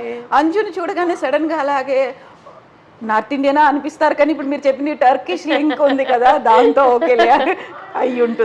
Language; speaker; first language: Telugu; native; Telugu